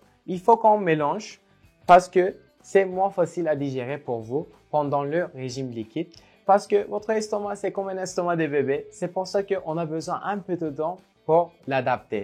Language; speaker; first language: French; non-native, fluent; Turkish